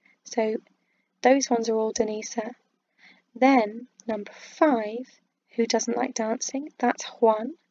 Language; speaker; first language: English; native; English